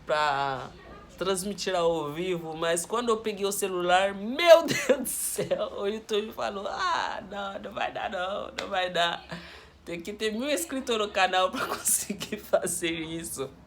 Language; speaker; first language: Portuguese; non-native, learner; Haitian Creole